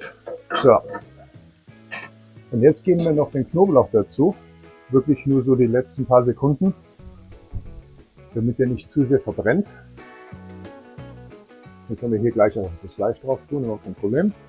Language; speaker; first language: German; native; German